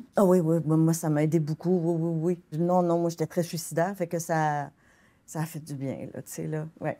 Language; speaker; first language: French; native; French